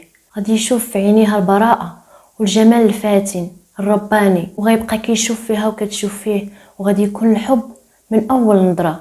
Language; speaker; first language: Arabic; native; Arabic